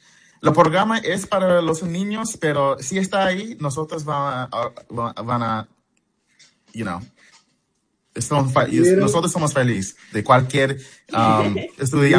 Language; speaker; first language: Spanish; early bilingual, heritage; English